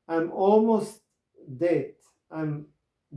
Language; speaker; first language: English; non-native, learner; Croatian